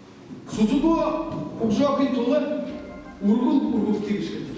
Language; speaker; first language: Mongolian; non-native, learner; Buriat